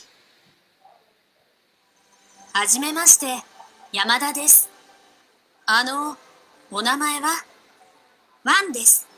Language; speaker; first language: Japanese; non-native, learner; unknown